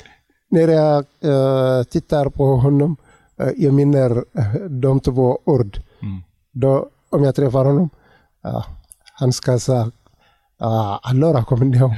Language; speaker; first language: Swedish; non-native, learner; Tigrinya